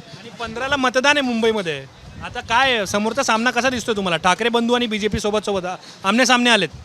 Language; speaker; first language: Marathi; native; Marathi